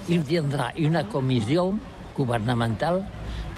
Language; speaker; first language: French; non-native, learner; Catalan